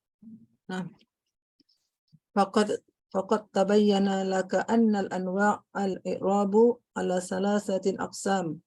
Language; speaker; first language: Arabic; non-native, learner; Indonesian